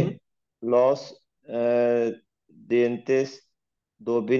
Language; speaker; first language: Spanish; non-native, learner; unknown